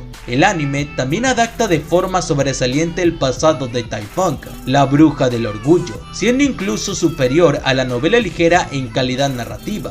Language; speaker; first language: Spanish; native; Spanish